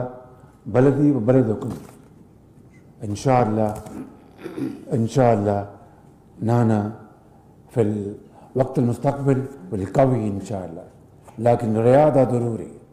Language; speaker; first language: Arabic; non-native, learner; Punjabi